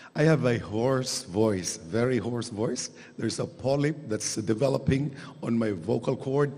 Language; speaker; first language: English; non-native, local second language; Filipino